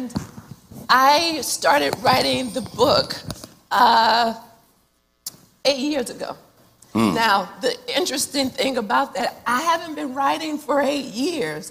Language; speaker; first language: English; native; English